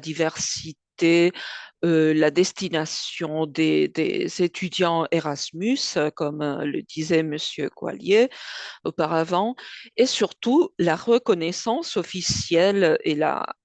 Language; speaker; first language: French; non-native, fluent; Spanish